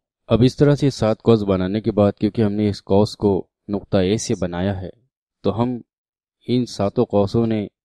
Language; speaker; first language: Urdu; native; Urdu